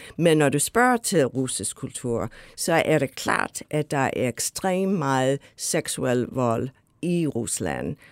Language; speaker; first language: Danish; non-native, fluent; English